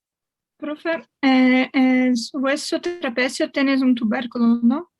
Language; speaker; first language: Spanish; non-native, learner; Portuguese